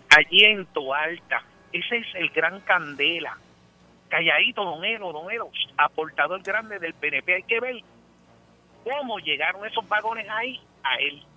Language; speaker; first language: Spanish; native; Spanish